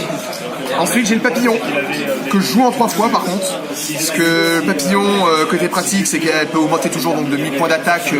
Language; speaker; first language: French; native; French